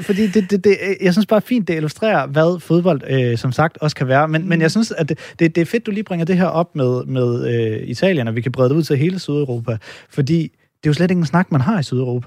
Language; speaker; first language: Danish; native; Danish